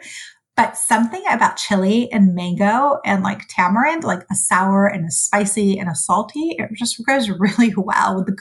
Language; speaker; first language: English; early bilingual, other home language; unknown